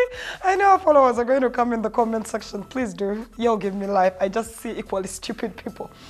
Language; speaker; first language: English; non-native, local second language; Ganda